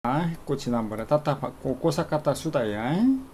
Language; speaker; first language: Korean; native; Korean